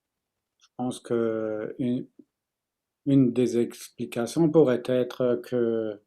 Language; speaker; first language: French; non-native, fluent; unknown